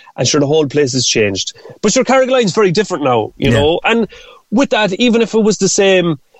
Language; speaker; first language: English; native; English